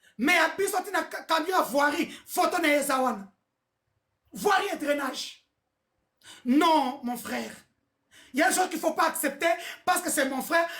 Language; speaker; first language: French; non-native, local second language; Lingala